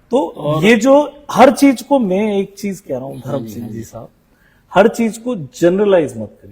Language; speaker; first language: Hindi; native; Hindi